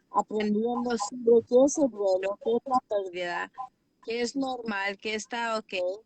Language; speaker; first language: Spanish; early bilingual, heritage; Spanish